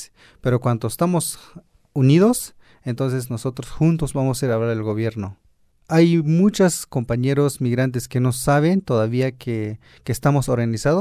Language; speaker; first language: Spanish; non-native, local second language; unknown